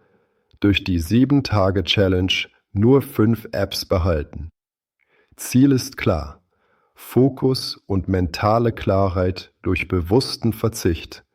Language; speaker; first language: German; native; German